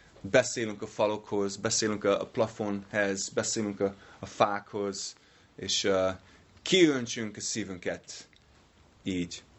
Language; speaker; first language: Hungarian; non-native, learner; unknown